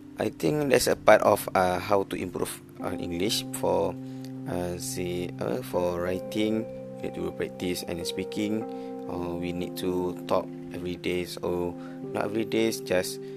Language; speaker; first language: English; non-native, learner; Malay